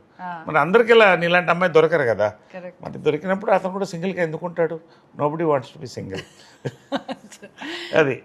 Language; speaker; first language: Telugu; native; Telugu